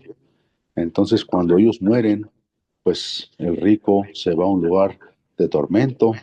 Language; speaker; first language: Spanish; native; Spanish